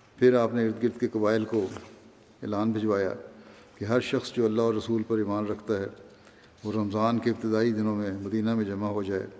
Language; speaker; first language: Urdu; native; Urdu